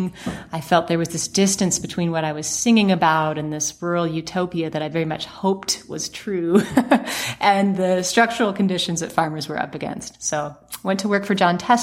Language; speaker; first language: English; native; English